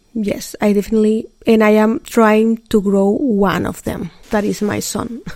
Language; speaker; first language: English; non-native, fluent; Spanish